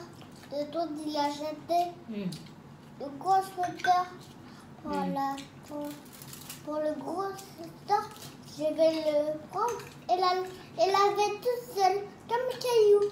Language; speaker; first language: French; early bilingual, other home language; Vietnamese